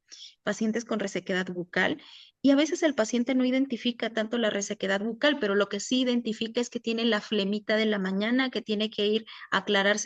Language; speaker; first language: Spanish; native; Spanish